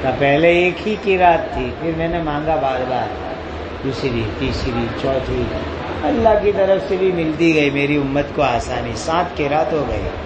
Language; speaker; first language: Urdu; non-native, local second language; Gujarati